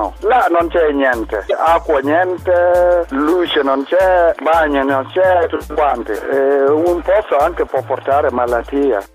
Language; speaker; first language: Italian; non-native, learner; Arabic